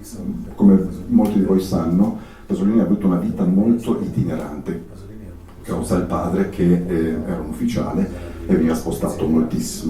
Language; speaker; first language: Italian; native; Italian